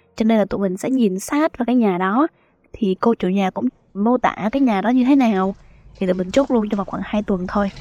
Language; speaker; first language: Vietnamese; native; Vietnamese